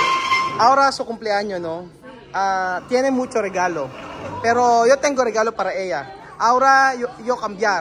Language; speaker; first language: Spanish; non-native, learner; Filipino